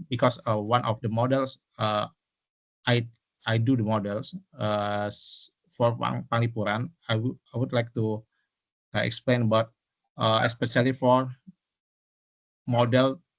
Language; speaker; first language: English; non-native, local second language; Indonesian